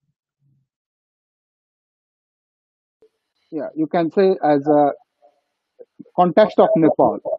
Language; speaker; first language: English; non-native, local second language; Nepali